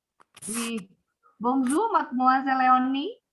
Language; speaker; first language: French; non-native, learner; Indonesian